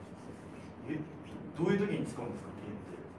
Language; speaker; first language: Japanese; native; Japanese